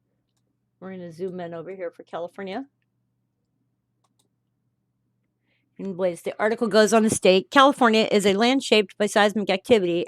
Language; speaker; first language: English; native; English